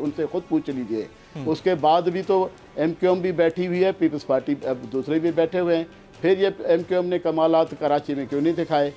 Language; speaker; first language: Urdu; non-native, local second language; Sindhi